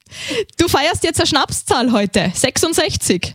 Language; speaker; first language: German; native; German